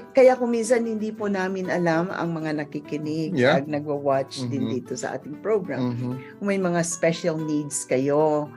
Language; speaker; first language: Filipino; non-native, local second language; Hiligaynon